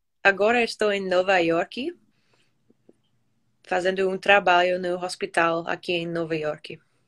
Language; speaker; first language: Portuguese; non-native, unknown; English